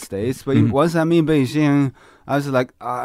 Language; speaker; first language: English; non-native, fluent; Chinese